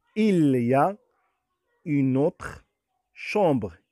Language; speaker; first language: French; non-native, local second language; Arabic